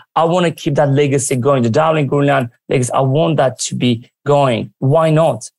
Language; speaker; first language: English; early bilingual, other home language; Armenian